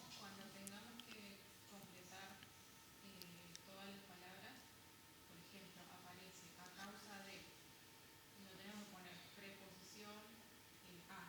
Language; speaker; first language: Spanish; native; Spanish